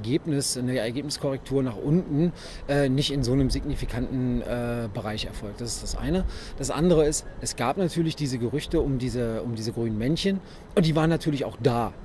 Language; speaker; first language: German; native; German